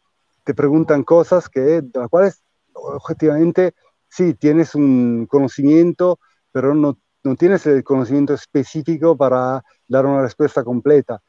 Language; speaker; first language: Spanish; non-native, fluent; Italian